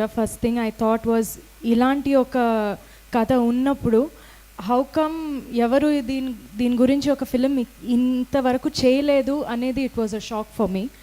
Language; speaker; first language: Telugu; non-native, fluent; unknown